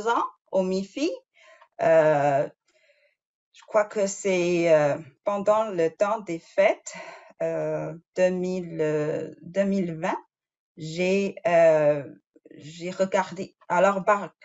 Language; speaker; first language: French; non-native, fluent; Chinese